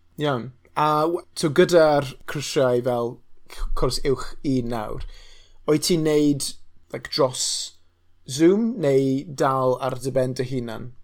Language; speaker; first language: Welsh; non-native, local second language; English